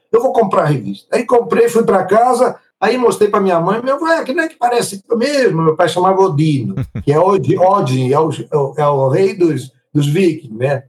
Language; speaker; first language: Portuguese; early bilingual, other home language; Italian